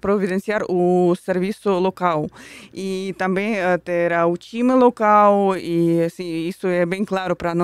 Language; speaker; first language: Portuguese; non-native, fluent; Russian